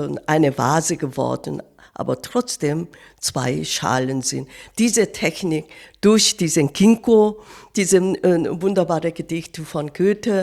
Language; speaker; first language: German; non-native, fluent; Korean